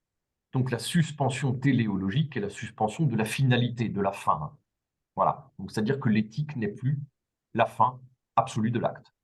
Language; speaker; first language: French; native; French